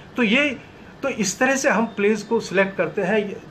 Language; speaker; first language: Hindi; native; Hindi